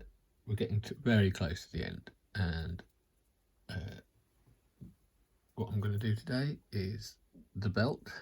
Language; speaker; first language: English; native; English